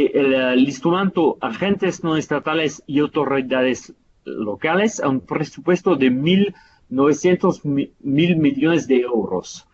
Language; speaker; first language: Spanish; non-native, fluent; Italian